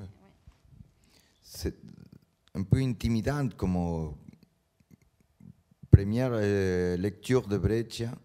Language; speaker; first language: French; non-native, learner; Spanish